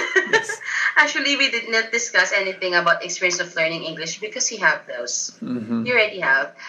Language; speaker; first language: English; non-native, local second language; Filipino